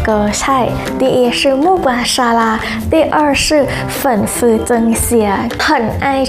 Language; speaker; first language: Chinese; non-native, fluent; Thai